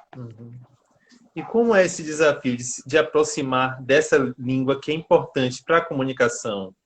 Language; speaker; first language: Portuguese; native; Portuguese